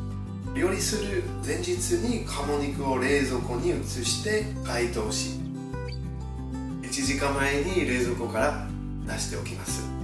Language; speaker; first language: Japanese; non-native, fluent; French